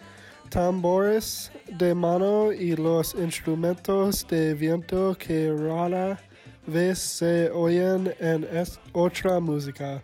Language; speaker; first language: Spanish; non-native, learner; English